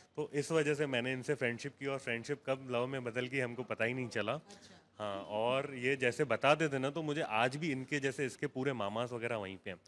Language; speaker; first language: Hindi; non-native, local second language; Gujarati